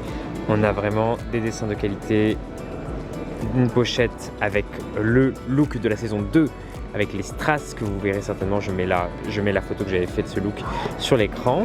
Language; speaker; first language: French; native; French